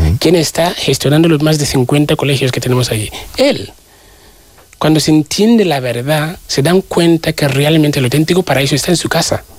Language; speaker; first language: Spanish; non-native, fluent; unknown